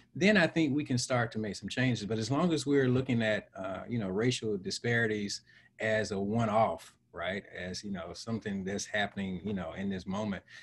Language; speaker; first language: English; native; English